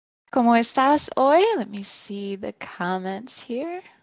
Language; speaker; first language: Spanish; non-native, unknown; English